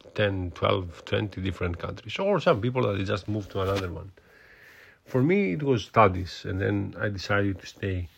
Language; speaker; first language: English; non-native, fluent; Greek